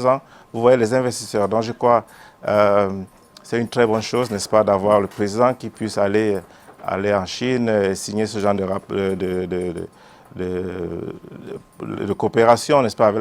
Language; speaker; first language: French; native; French